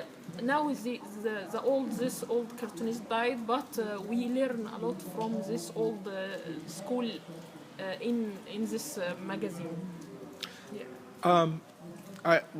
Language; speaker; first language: English; non-native, learner; Arabic